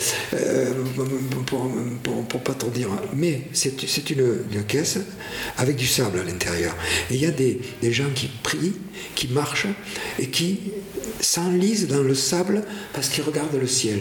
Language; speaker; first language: French; native; French